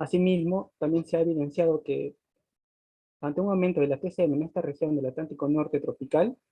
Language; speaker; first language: Spanish; native; Spanish